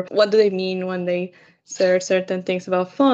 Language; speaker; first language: English; non-native, fluent; Spanish